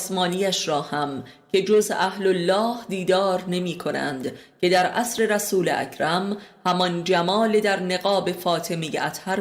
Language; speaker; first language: Persian; native; Persian